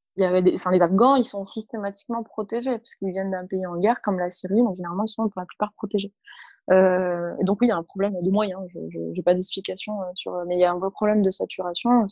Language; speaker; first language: French; early bilingual, other home language; Arabic